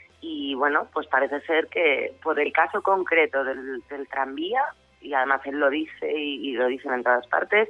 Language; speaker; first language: Spanish; native; Spanish